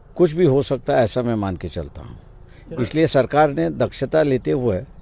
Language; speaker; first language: Hindi; non-native, local second language; Marathi